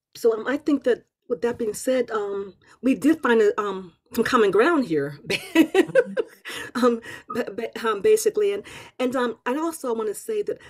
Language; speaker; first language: English; native; English